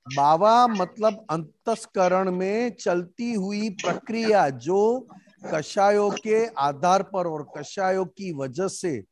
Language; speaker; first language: Hindi; non-native, local second language; Gujarati